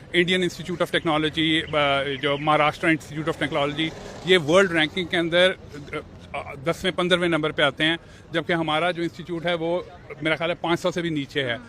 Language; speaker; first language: Urdu; non-native, local second language; Punjabi